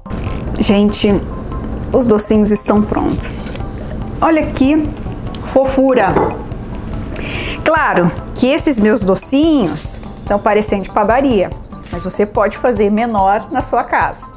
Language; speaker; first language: Portuguese; native; Portuguese